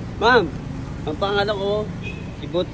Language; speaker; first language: Filipino; native; Filipino